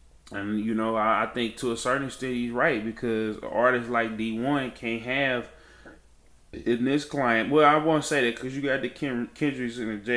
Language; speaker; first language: English; native; English